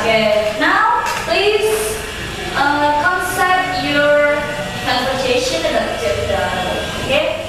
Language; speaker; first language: English; non-native, learner; Indonesian